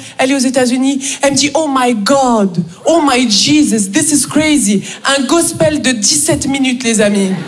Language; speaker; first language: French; native; French